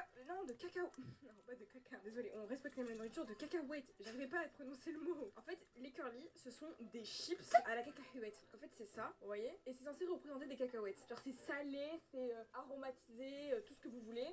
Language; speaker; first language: French; native; French